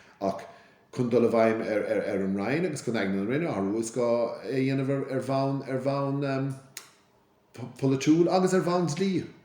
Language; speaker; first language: Irish; native; Irish